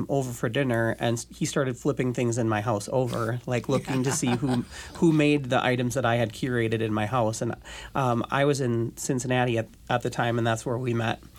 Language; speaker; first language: English; native; English